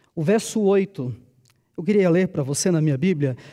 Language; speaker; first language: Portuguese; native; Portuguese